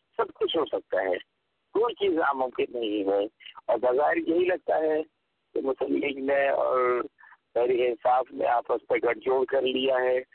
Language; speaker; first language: Urdu; non-native, local second language; Punjabi